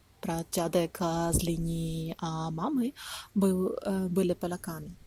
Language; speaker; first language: Polish; non-native, learner; Ukrainian